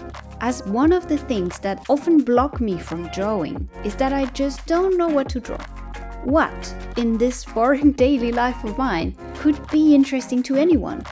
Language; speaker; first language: English; non-native, fluent; French